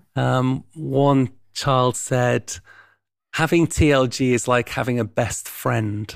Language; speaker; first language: English; native; English